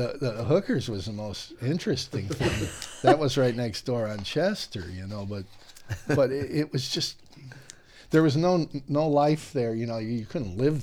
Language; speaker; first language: English; native; English